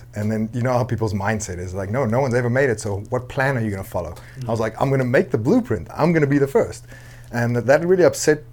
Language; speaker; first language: English; non-native, local second language; Afrikaans